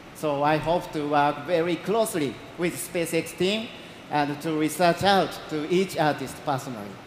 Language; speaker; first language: English; non-native, learner; Japanese